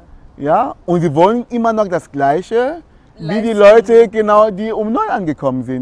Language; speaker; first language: German; non-native, fluent; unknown